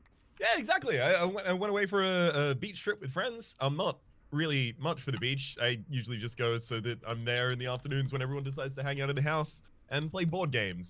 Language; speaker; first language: English; native; English